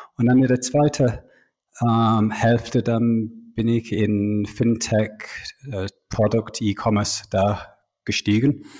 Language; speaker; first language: German; non-native, fluent; English